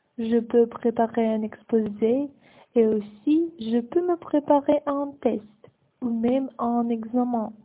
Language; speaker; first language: French; non-native, learner; Ukrainian